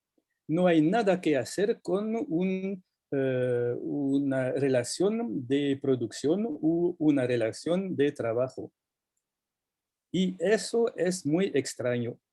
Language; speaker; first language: Spanish; non-native, fluent; French